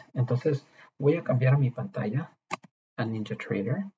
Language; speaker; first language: Spanish; early bilingual, heritage; Spanish